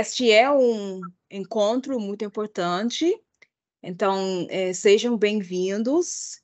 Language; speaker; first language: Portuguese; non-native, fluent; English